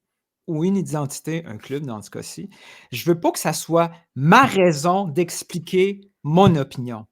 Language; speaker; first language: French; native; French